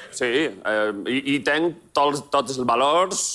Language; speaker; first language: Catalan; non-native, learner; Spanish